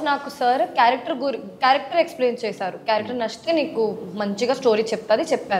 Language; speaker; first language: Telugu; non-native, learner; Hindi